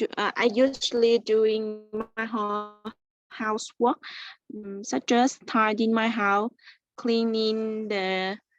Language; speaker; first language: English; non-native, learner; Vietnamese